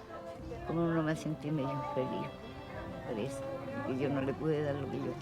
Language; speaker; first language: Spanish; native; Spanish